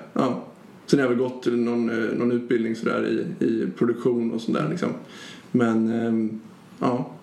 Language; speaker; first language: Swedish; native; Swedish